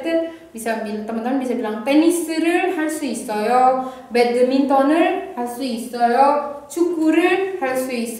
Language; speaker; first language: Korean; non-native, fluent; Indonesian